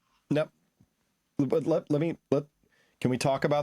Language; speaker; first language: English; native; English